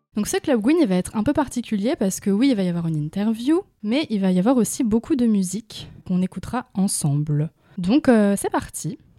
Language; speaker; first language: French; native; French